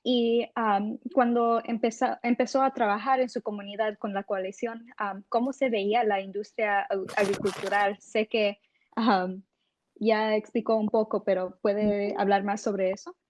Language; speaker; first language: Spanish; early bilingual, heritage; English